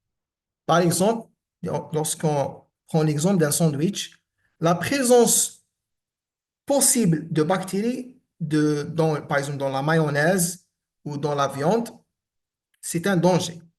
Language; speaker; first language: French; non-native, local second language; Arabic